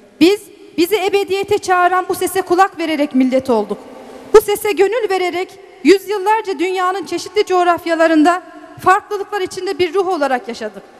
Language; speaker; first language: Turkish; native; Turkish